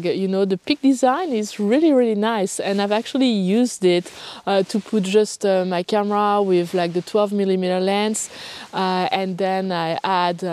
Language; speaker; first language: English; non-native, fluent; French